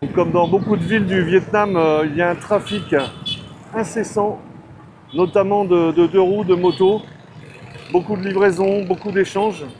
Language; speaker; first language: French; native; French